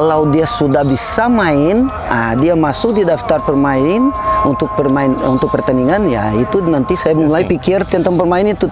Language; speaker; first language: Indonesian; non-native, fluent; Portuguese